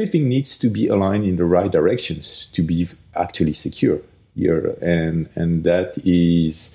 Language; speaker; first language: English; non-native, fluent; French